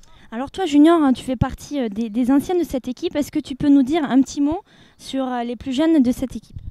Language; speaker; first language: French; native; French